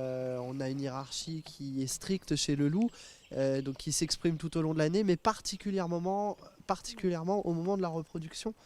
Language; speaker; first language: French; native; French